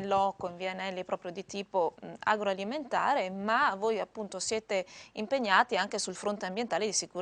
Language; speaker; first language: Italian; native; Italian